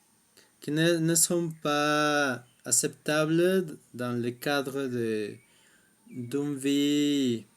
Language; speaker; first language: French; non-native, fluent; Spanish